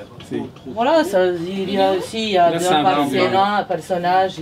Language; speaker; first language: French; non-native, fluent; Serbian